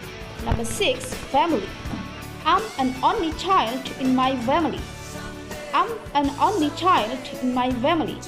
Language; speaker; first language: English; non-native, fluent; Indonesian